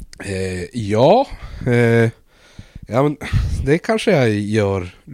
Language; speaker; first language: Swedish; native; Swedish